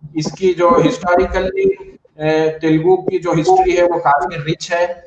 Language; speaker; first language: Hindi; non-native, local second language; Urdu